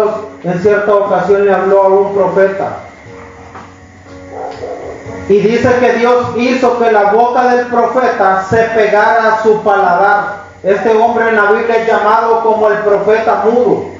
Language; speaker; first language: Spanish; native; Spanish